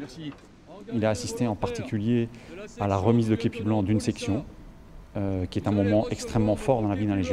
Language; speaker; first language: French; native; French